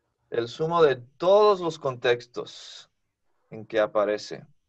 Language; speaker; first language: Spanish; non-native, fluent; English